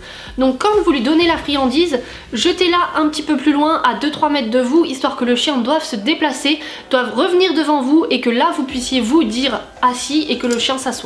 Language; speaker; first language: French; native; French